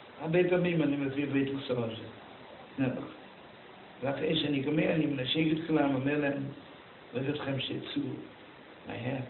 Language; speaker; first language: Hebrew; non-native, fluent; German